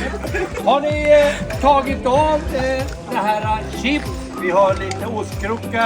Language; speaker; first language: Swedish; native; Swedish